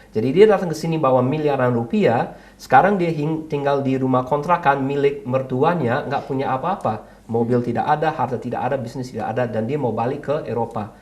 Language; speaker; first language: Indonesian; non-native, fluent; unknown